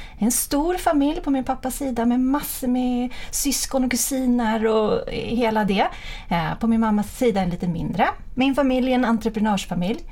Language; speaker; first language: Swedish; native; Swedish